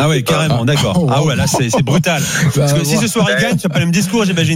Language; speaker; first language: French; native; French